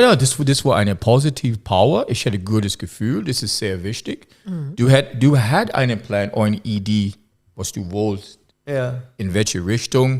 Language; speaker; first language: German; non-native, learner; English